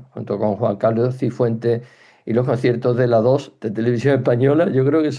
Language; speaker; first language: Spanish; native; Spanish